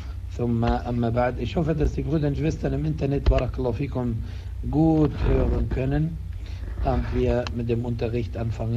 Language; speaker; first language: German; non-native, fluent; Arabic